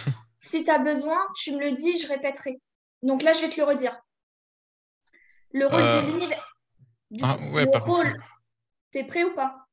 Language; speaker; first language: French; native; French